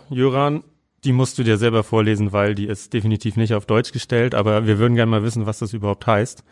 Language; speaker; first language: German; native; German